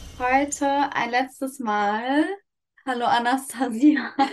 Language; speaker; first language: German; native; German